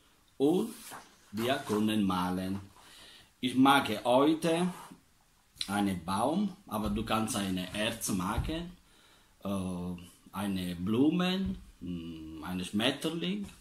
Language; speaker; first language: German; non-native, learner; Italian